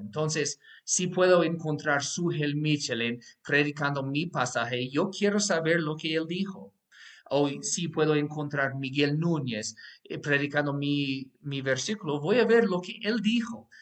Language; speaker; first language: Spanish; non-native, fluent; English